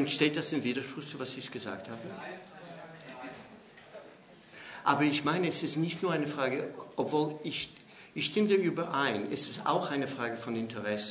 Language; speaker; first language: German; non-native, fluent; English